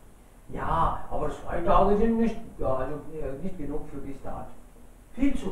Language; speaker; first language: German; non-native, fluent; Hindi